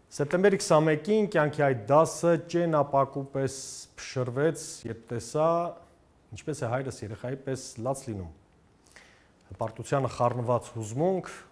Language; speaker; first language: Armenian; native; Armenian